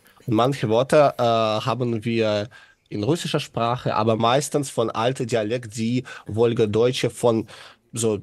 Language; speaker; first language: German; non-native, learner; Russian